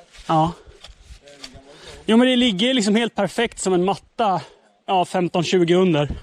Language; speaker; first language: Swedish; native; Swedish